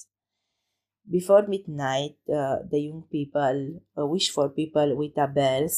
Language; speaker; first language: English; non-native, learner; Romanian